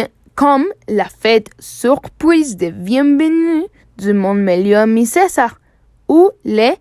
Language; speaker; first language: French; non-native, learner; Spanish